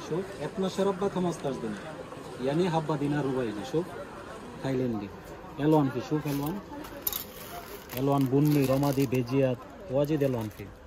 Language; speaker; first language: Arabic; non-native, learner; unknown